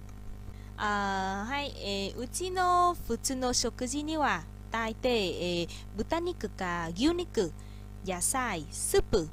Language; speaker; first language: Japanese; non-native, learner; Vietnamese